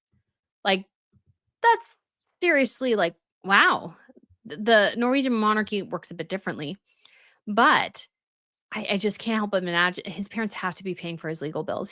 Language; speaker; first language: English; native; English